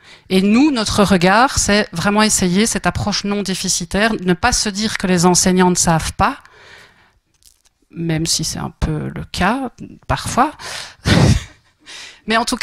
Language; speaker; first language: French; native; French